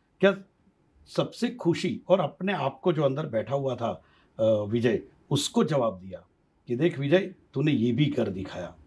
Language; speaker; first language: Hindi; non-native, local second language; Gujarati